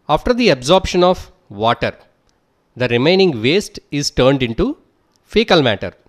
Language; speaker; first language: English; non-native, local second language; Telugu